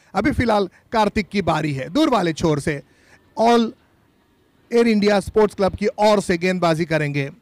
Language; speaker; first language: Hindi; non-native, local second language; Marathi